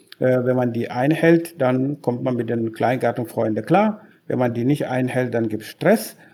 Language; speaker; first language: German; non-native, fluent; Wolof